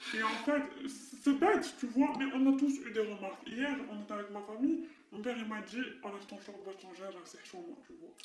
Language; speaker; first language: French; non-native, local second language; Arabic